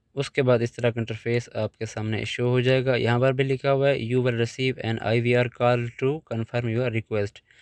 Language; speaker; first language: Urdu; non-native, local second language; Punjabi